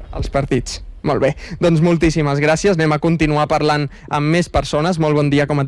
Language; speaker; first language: Catalan; native; Catalan